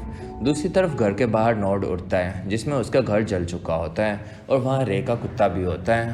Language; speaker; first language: Hindi; native; Hindi